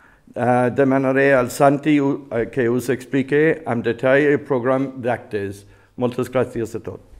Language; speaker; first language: Catalan; non-native, learner; English